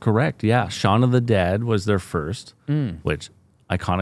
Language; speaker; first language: English; native; English